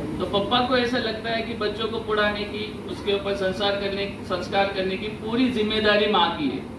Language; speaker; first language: Hindi; non-native, local second language; Marathi